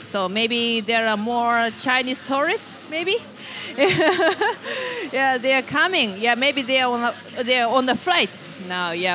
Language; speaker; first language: English; non-native, fluent; Japanese